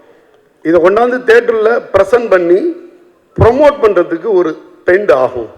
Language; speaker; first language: Tamil; native; Tamil